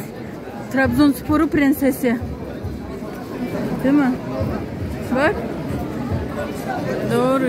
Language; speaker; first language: Turkish; non-native, fluent; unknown